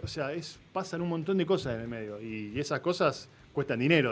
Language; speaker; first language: Spanish; native; Spanish